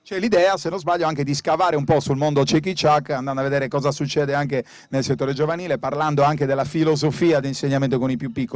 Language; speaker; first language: Italian; native; Italian